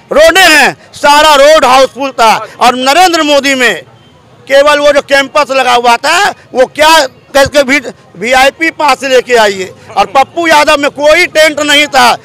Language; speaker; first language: Hindi; native; Hindi